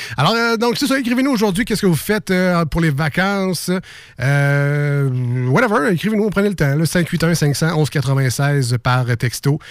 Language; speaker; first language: French; native; French